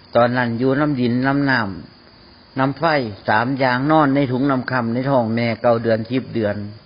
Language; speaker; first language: Thai; native; Thai